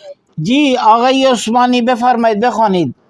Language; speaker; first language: Persian; non-native, fluent; Urdu